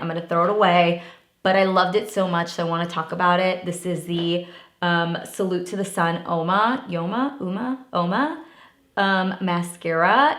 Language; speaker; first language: English; native; English